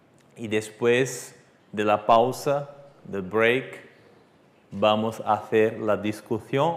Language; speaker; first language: Spanish; non-native, fluent; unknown